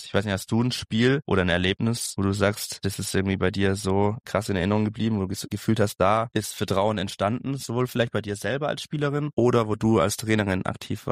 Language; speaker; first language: German; native; German